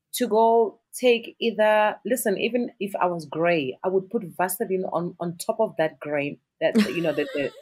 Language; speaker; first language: English; non-native, local second language; Northern Sotho